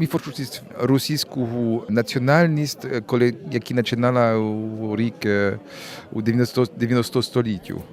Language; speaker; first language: Ukrainian; non-native, learner; French